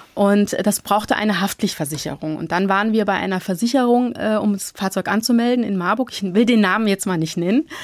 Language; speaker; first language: German; early bilingual, other home language; Turkish